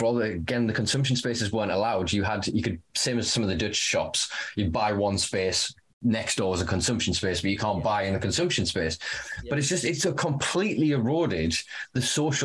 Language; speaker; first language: English; native; English